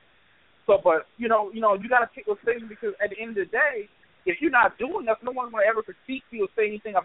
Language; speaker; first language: English; native; English